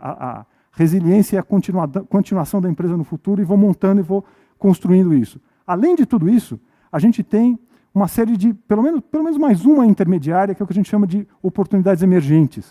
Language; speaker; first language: Portuguese; native; Portuguese